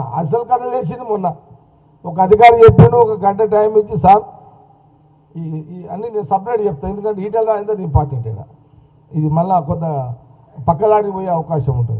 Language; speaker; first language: Telugu; native; Telugu